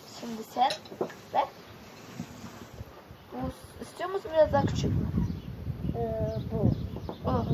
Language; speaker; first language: Turkish; early bilingual, heritage; Turkish